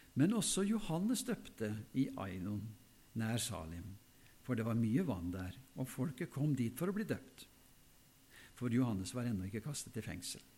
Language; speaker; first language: Norwegian; native; Norwegian